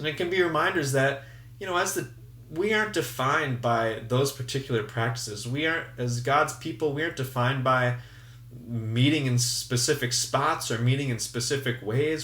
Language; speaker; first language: English; native; English